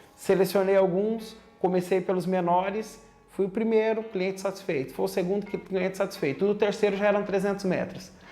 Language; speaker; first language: Portuguese; native; Portuguese